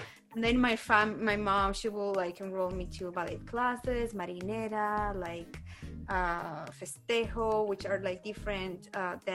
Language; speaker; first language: English; non-native, fluent; Spanish